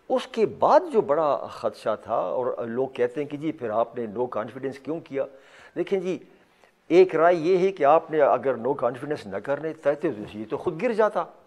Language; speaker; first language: Urdu; non-native, local second language; Pashto